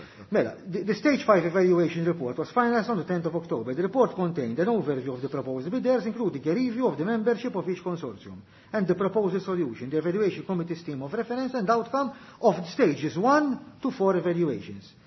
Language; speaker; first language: English; non-native, local second language; Maltese